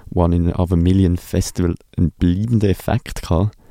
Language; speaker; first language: German; native; German